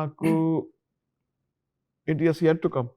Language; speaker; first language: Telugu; non-native, learner; Tamil